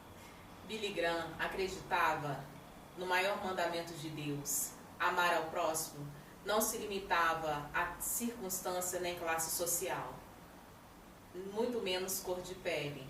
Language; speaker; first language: Portuguese; native; Portuguese